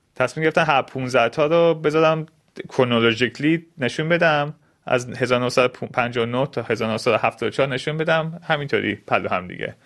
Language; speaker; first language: Persian; early bilingual, heritage; Persian